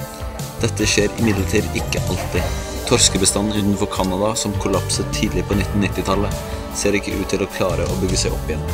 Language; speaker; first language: Norwegian; native; Norwegian